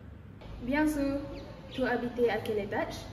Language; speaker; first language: French; non-native, learner; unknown